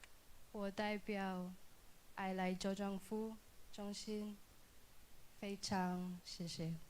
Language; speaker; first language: Chinese; non-native, learner; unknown